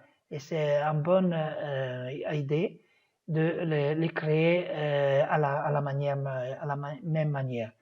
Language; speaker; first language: French; non-native, fluent; Italian